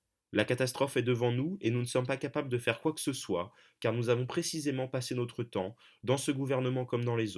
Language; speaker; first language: French; native; French